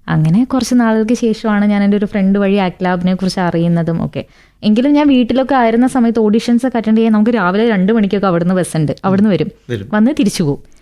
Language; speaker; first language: Malayalam; native; Malayalam